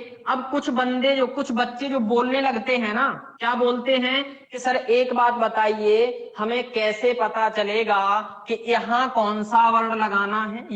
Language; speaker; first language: Hindi; native; Hindi